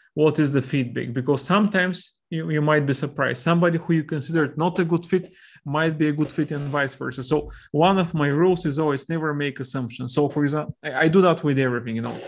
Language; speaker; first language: English; non-native, fluent; Bulgarian